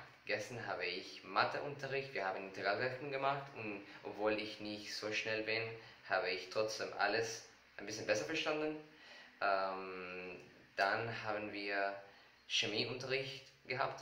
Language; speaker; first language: German; non-native, learner; Spanish